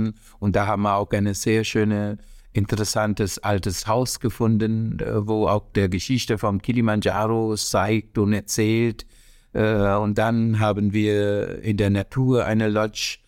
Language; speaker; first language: German; non-native, fluent; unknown